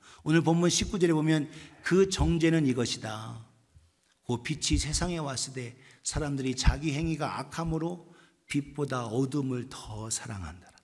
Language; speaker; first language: Korean; native; Korean